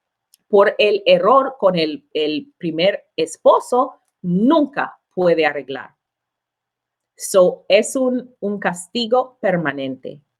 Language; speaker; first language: Spanish; non-native, learner; English